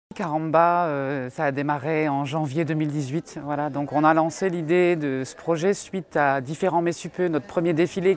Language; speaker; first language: French; native; French